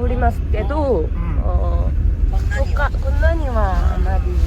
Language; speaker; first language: Japanese; non-native, learner; Korean